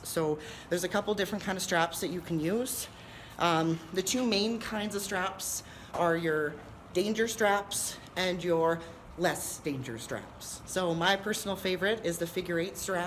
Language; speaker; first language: English; native; English